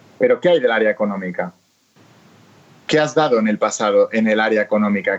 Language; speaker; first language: Spanish; native; Spanish